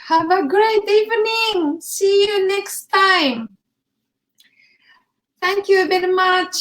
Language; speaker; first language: English; non-native, learner; Japanese